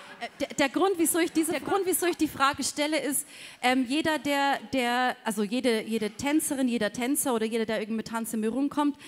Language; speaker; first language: German; native; German